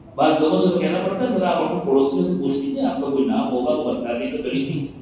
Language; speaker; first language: Urdu; native; Urdu